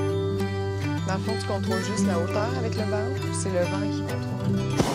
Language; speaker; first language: French; native; French